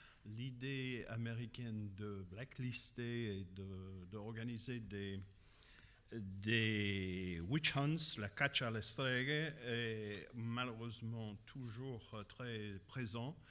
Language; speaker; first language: French; non-native, fluent; English